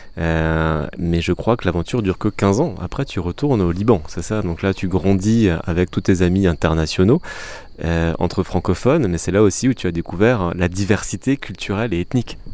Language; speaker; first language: French; native; French